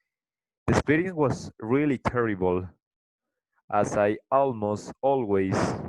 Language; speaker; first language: English; non-native, learner; Spanish